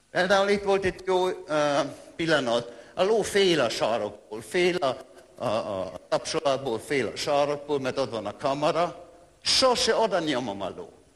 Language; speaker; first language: Hungarian; non-native, learner; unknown